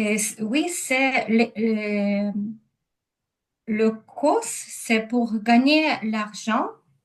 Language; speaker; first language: French; non-native, learner; Ukrainian